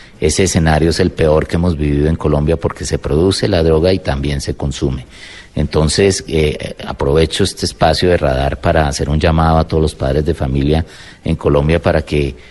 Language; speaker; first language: Spanish; native; Spanish